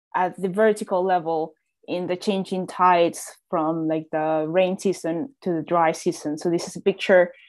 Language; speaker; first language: English; non-native, fluent; Spanish